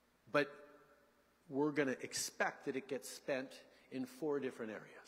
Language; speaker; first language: English; early bilingual, other home language; French